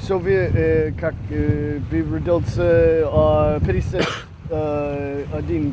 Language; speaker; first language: Russian; non-native, learner; English